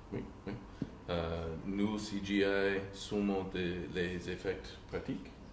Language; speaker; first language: French; non-native, learner; English